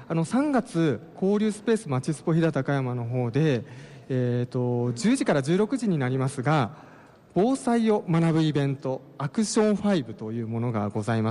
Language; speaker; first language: Japanese; native; Japanese